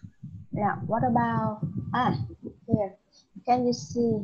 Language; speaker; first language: English; non-native, learner; Vietnamese